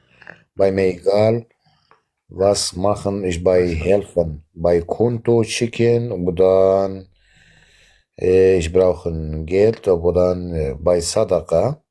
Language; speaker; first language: German; non-native, learner; Arabic